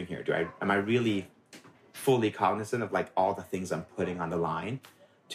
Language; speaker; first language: English; non-native, local second language; Cantonese